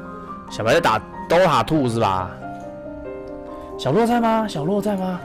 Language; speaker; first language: Chinese; native; Chinese